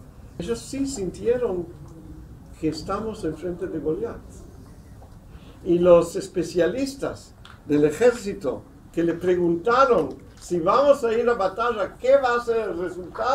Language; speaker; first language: Spanish; non-native, fluent; Hebrew